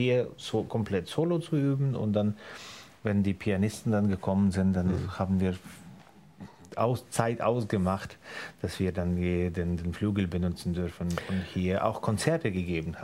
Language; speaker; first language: German; non-native, fluent; Ukrainian